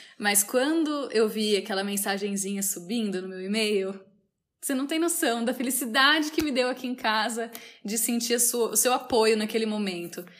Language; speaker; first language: Portuguese; native; Portuguese